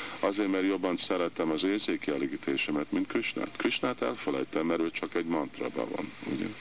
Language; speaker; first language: Hungarian; early bilingual, heritage; Hungarian